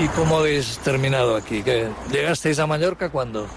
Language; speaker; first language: Spanish; native; Spanish